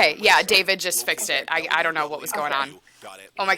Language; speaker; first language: English; native; English